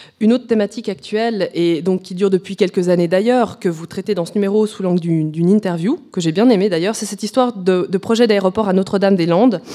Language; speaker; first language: French; native; French